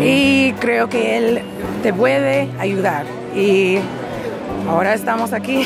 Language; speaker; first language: Spanish; non-native, learner; English